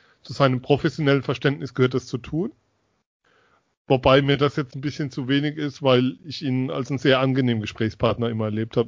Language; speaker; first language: German; native; German